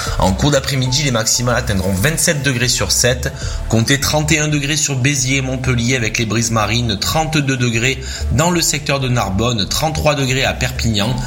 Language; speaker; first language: French; native; French